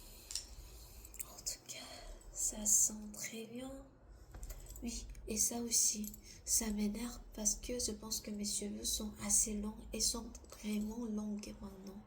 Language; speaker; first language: French; non-native, learner; Korean